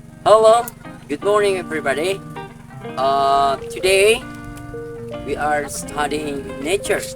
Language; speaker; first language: English; non-native, fluent; Indonesian